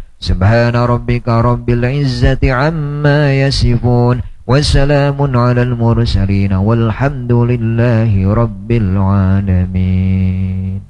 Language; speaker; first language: Arabic; non-native, fluent; Indonesian